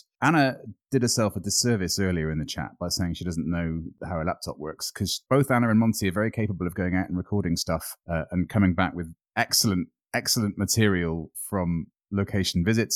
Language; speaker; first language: English; native; English